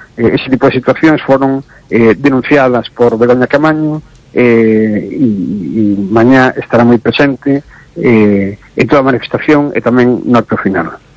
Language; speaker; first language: Galician; native; Galician